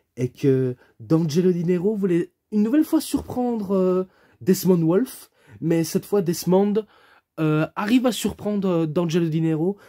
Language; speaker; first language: French; native; French